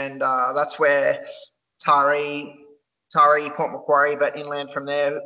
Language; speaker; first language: English; native; English